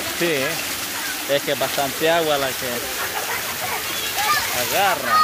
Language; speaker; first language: Spanish; native; Spanish